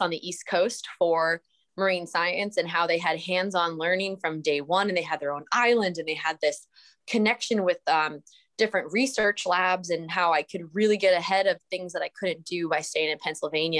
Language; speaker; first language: English; native; English